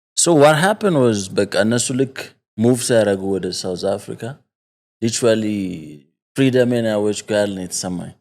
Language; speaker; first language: Amharic; native; Amharic